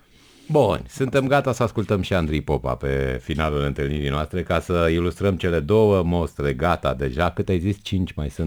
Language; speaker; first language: Romanian; native; Romanian